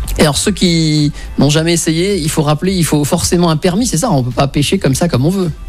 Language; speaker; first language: French; native; French